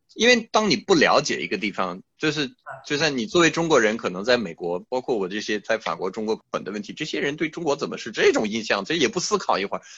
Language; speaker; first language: Chinese; non-native, fluent; French